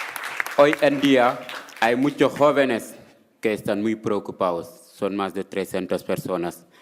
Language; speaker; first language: Spanish; non-native, fluent; Wolof